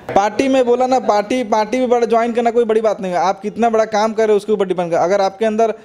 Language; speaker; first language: Hindi; native; Hindi